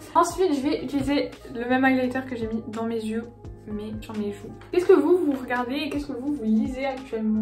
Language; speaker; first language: French; native; French